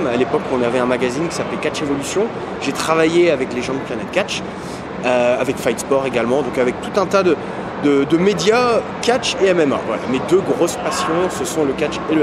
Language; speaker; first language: French; native; French